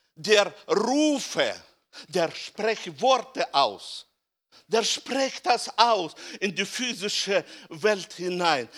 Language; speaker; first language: German; non-native, fluent; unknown